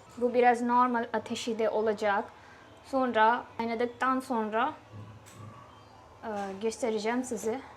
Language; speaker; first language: Turkish; non-native, fluent; Hindi